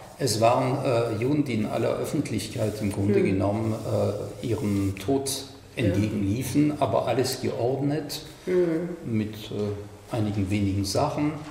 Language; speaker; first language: German; non-native, fluent; French